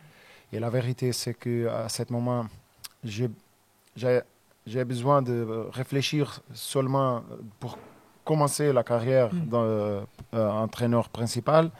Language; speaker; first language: French; non-native, learner; Portuguese